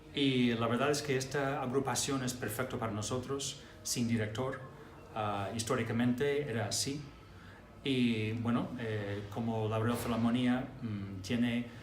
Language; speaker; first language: Spanish; non-native, fluent; English